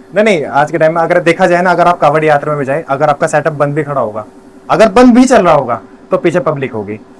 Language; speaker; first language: Hindi; native; Hindi